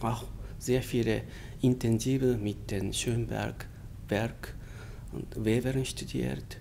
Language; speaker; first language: German; non-native, fluent; Japanese